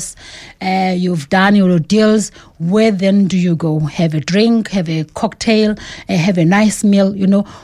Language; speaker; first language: English; non-native, local second language; Xhosa